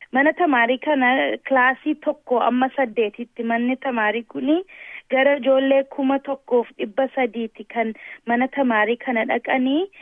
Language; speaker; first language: Oromo; early bilingual, heritage; Oromo